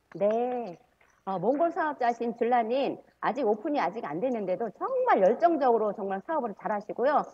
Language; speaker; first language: Korean; native; Korean